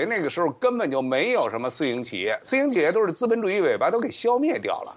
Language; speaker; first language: Chinese; native; Chinese